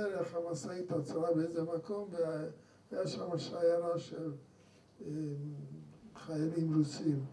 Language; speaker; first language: Hebrew; non-native, fluent; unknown